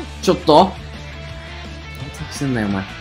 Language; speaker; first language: Japanese; native; Japanese